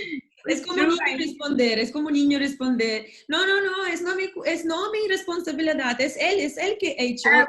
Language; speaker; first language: Spanish; non-native, learner; Russian